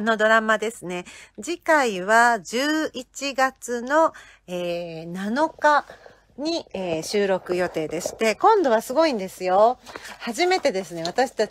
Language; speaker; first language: Japanese; native; Japanese